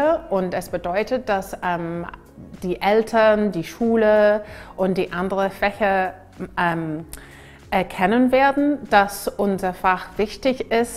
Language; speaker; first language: German; non-native, fluent; English